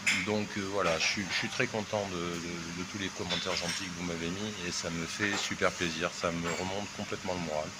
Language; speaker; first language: French; native; French